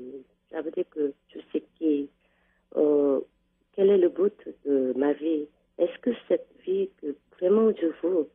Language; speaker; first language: French; non-native, learner; Korean